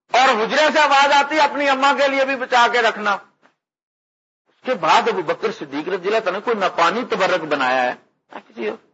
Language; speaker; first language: Urdu; non-native, local second language; Punjabi